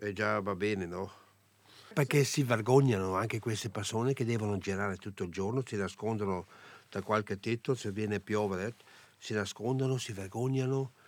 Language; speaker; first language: Italian; non-native, local second language; German